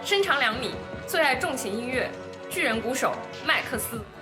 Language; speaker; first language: Chinese; native; Chinese